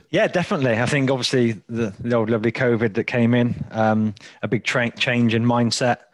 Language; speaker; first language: English; native; English